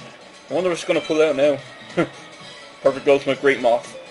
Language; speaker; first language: English; native; English